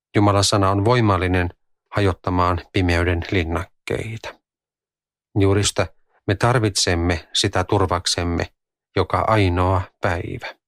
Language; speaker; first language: Finnish; native; Finnish